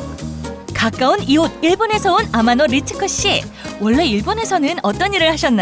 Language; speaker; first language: Korean; native; Korean